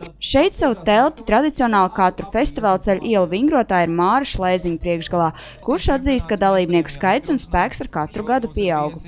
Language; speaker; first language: Latvian; native; Latvian